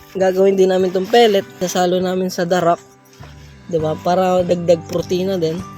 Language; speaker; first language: Filipino; non-native, local second language; Cebuano